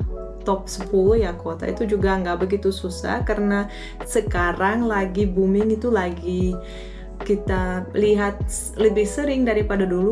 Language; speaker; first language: Indonesian; non-native, fluent; Russian